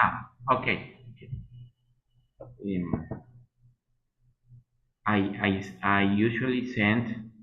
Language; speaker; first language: English; non-native, learner; Spanish